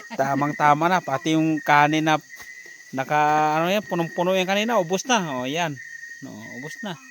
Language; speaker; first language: Filipino; non-native, local second language; Hiligaynon